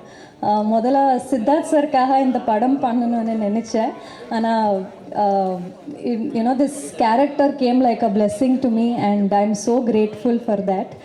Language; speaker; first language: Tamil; non-native, learner; Kannada